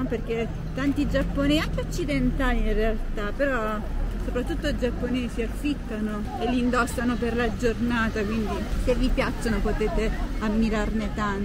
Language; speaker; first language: Italian; native; Italian